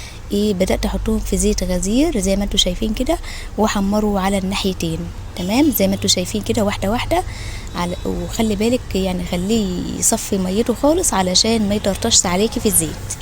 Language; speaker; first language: Arabic; native; Arabic